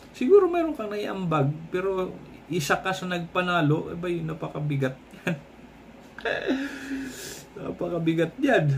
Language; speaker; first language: Filipino; non-native, local second language; Cebuano